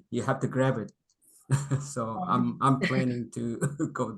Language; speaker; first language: English; non-native, local second language; Korean